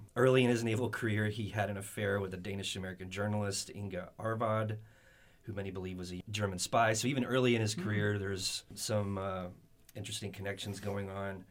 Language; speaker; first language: English; native; English